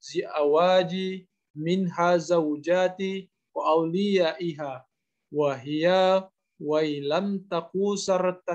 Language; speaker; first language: Arabic; non-native, learner; Indonesian